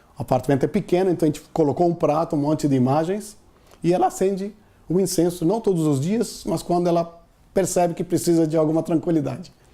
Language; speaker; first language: Portuguese; non-native, fluent; Telugu